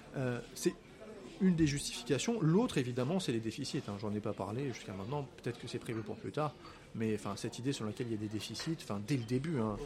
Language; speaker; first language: French; native; French